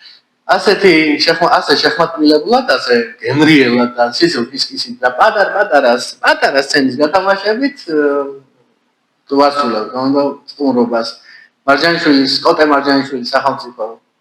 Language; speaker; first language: Georgian; native; Georgian